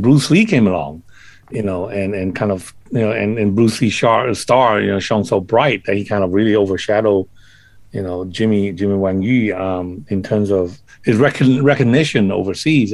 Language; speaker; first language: English; non-native, local second language; Cantonese